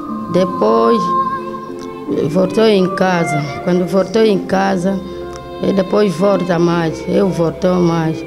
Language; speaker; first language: Portuguese; non-native, local second language; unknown